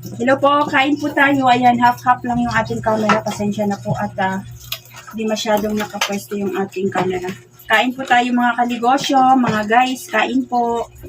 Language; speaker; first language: Filipino; non-native, local second language; Cebuano